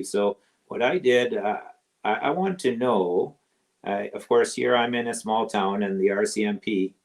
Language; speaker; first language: English; native; English